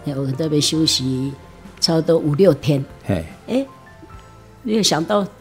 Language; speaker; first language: Min Nan Chinese; non-native, local second language; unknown